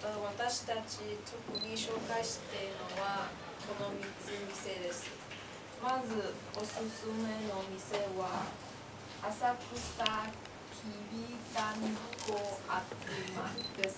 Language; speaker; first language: Japanese; non-native, learner; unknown